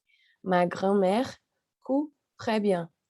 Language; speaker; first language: French; non-native, learner; Portuguese